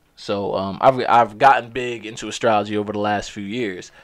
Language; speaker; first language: English; native; English